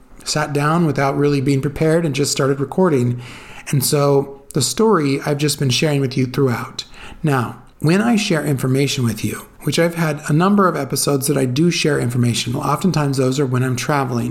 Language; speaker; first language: English; native; English